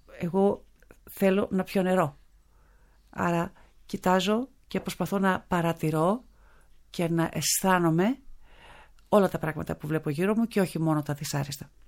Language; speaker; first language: Greek; early bilingual, heritage; Greek